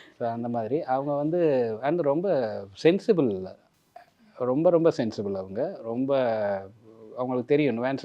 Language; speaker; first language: Tamil; native; Tamil